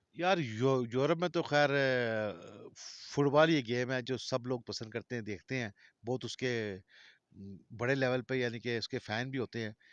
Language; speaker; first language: Urdu; non-native, local second language; Balti